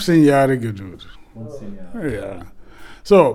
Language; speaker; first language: German; non-native, learner; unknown